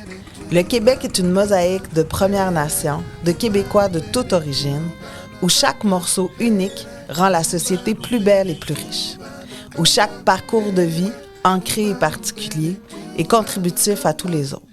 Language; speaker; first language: French; native; French